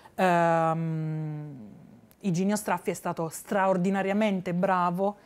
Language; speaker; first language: Italian; native; Italian